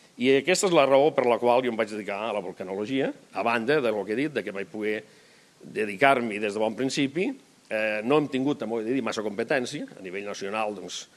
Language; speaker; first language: Catalan; native; Catalan